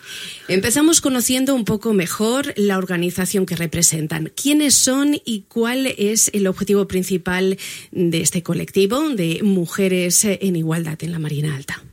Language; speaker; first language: Spanish; native; Spanish